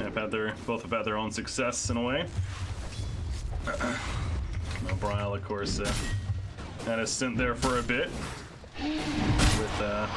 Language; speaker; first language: English; native; English